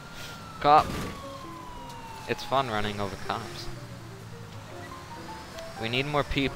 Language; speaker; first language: English; native; English